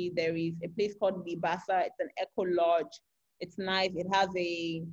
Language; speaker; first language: English; non-native, local second language; Yoruba